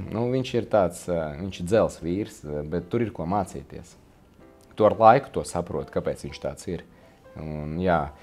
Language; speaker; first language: Latvian; non-native, local second language; Russian